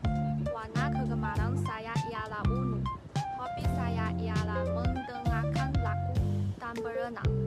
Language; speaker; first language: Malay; non-native, learner; Chinese